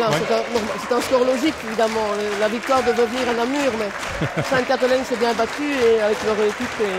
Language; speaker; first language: French; native; French